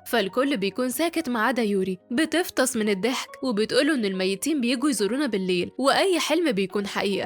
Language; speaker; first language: Arabic; native; Arabic